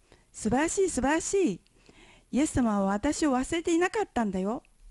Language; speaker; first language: Japanese; native; Japanese